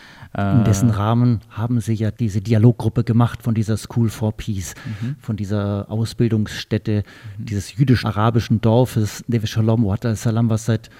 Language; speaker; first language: German; native; German